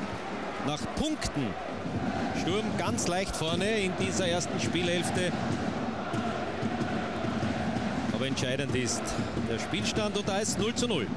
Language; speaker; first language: German; native; German